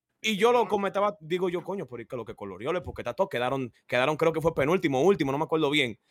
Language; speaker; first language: Spanish; native; Spanish